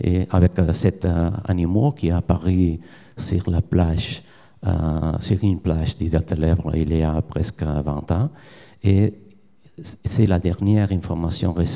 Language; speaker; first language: French; non-native, learner; Catalan